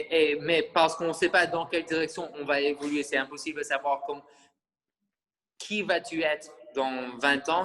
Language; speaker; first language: French; non-native, fluent; English